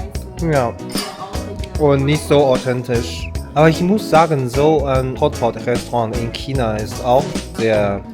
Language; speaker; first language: German; non-native, learner; Chinese